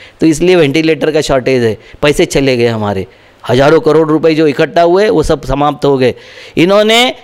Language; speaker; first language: Hindi; non-native, local second language; Marathi